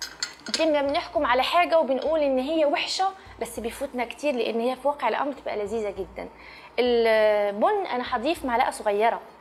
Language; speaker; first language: Arabic; native; Arabic